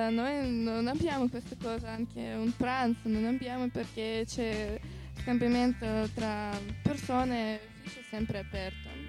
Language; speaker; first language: Italian; non-native, learner; Russian